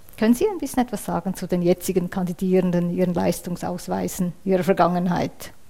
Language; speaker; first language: German; native; German